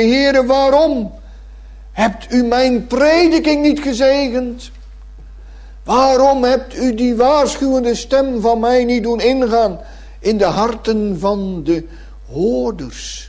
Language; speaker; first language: Dutch; native; Dutch